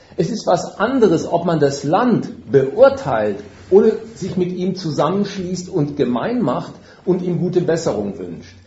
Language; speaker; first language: German; native; German